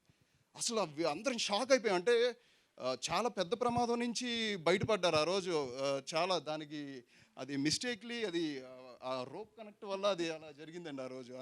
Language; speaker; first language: Telugu; native; Telugu